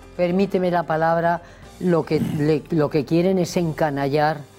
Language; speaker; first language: Spanish; native; Spanish